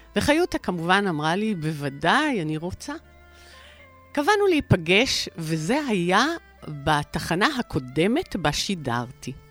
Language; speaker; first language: Hebrew; native; Hebrew